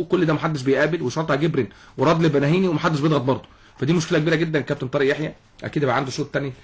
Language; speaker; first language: Arabic; native; Arabic